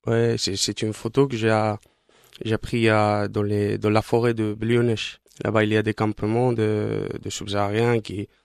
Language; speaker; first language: French; non-native, fluent; Spanish